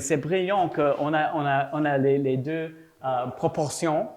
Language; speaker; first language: French; non-native, learner; English